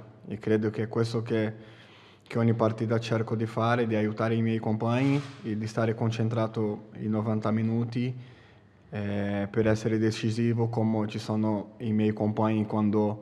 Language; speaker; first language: Italian; non-native, fluent; Portuguese